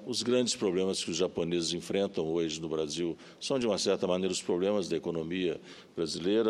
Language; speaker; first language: Portuguese; native; Portuguese